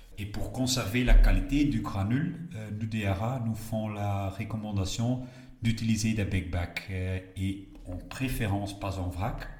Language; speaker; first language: French; non-native, local second language; Dutch